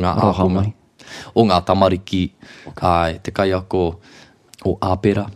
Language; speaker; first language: Māori; non-native, local second language; English